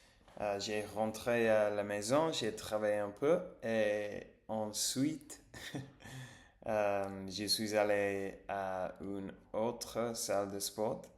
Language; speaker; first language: French; non-native, learner; English